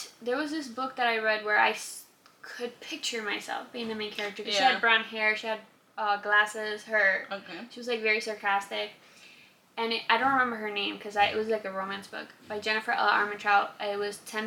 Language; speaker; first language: English; non-native, fluent; Spanish